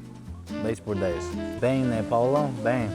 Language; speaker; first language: Portuguese; non-native, learner; English